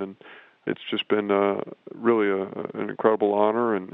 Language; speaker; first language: English; native; English